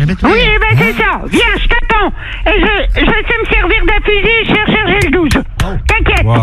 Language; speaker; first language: French; native; French